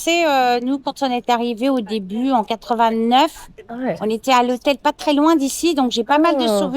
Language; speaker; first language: French; non-native, fluent; Turkish